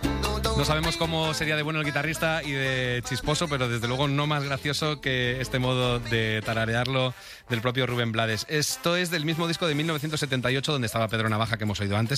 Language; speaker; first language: Spanish; native; Spanish